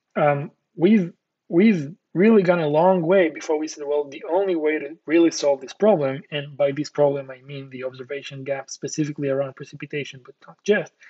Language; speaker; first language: English; non-native, fluent; Hebrew